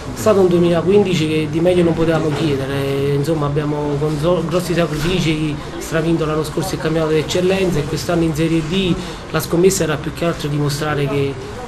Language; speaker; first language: Italian; native; Italian